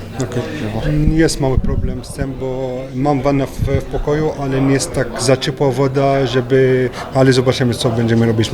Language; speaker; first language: Polish; non-native, learner; French